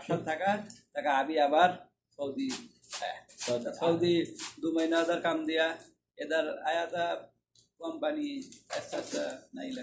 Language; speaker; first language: Hindi; non-native, learner; Bangla